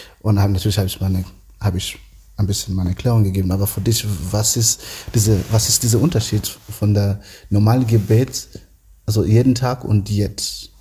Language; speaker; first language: German; non-native, learner; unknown